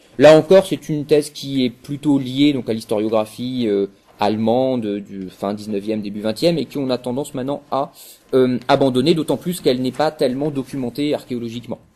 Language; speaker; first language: French; native; French